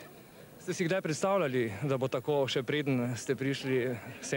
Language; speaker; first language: Slovenian; native; Slovenian